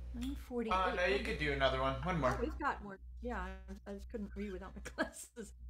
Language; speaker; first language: English; native; English